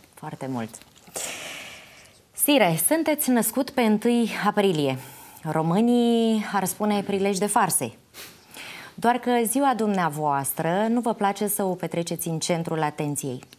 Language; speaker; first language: Romanian; native; Romanian